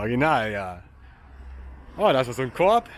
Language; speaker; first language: German; native; German